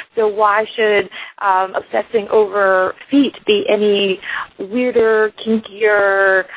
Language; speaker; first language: English; early bilingual, other home language; Icelandic